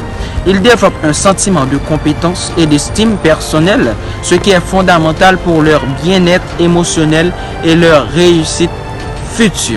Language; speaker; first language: French; non-native, local second language; Haitian Creole